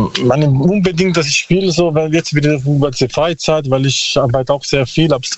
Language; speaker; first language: German; non-native, learner; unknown